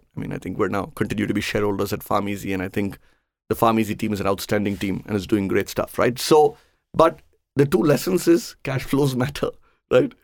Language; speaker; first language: English; non-native, local second language; Tamil